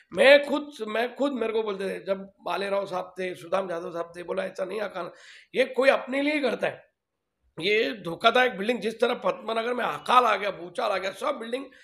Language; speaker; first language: Hindi; non-native, local second language; Telugu